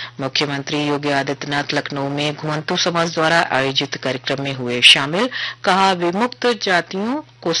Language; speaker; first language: Hindi; native; Hindi